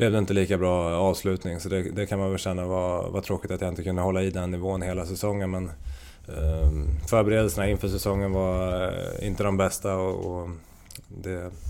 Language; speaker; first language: Swedish; native; Swedish